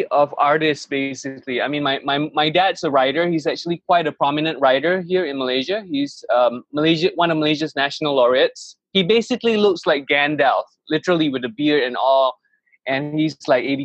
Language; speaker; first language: English; non-native, local second language; Malay